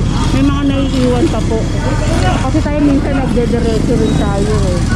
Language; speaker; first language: Filipino; native; Filipino